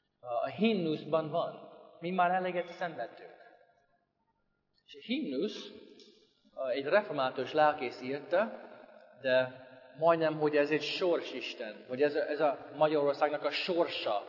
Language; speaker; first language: Hungarian; non-native, fluent; English